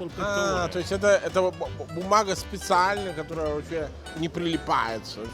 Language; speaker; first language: Russian; non-native, fluent; Italian